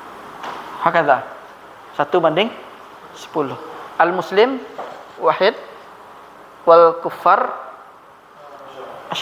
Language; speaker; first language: Arabic; non-native, fluent; Indonesian